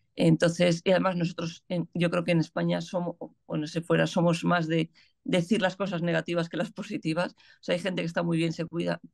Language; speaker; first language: Spanish; native; Spanish